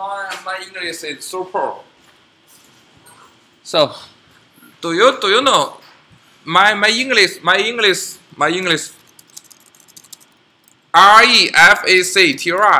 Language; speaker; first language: English; non-native, learner; Chinese